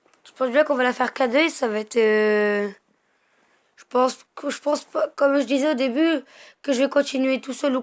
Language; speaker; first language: French; native; French